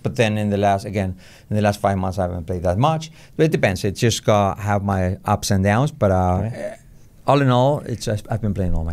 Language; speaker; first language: English; non-native, fluent; Spanish